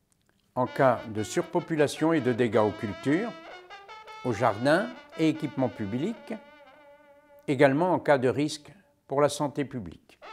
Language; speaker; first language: French; native; French